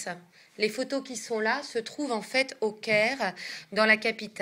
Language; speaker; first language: French; native; French